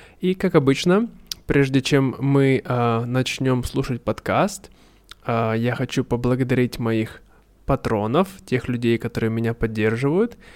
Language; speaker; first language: Russian; native; Russian